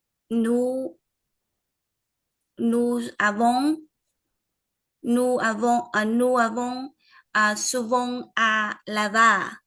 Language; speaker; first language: French; non-native, learner; Vietnamese